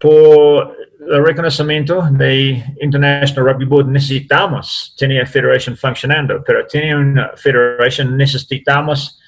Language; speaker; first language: Spanish; non-native, learner; English